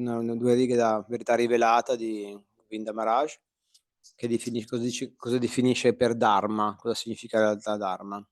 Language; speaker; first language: Italian; native; Italian